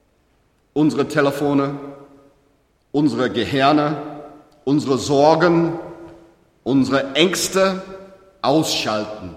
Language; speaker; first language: German; non-native, learner; English